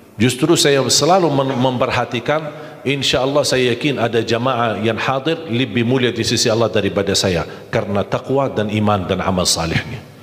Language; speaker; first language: Malay; non-native, fluent; Arabic